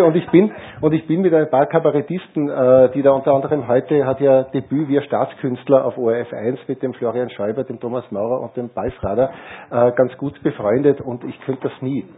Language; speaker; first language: German; native; German